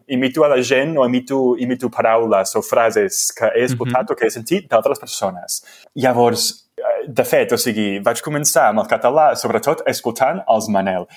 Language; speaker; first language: Catalan; non-native, fluent; English